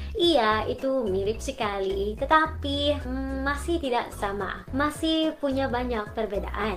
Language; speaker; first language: Indonesian; non-native, fluent; Filipino